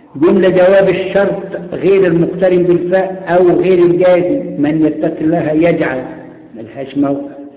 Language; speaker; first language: Arabic; native; Arabic